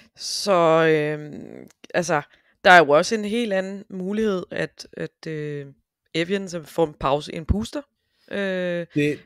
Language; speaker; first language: Danish; native; Danish